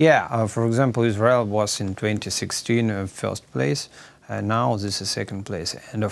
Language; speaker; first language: English; non-native, learner; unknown